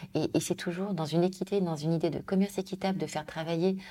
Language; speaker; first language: French; native; French